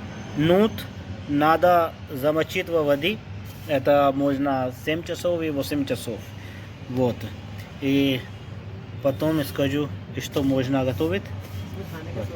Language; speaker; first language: Russian; non-native, learner; Hindi